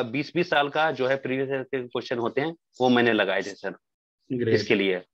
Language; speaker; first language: Hindi; native; Hindi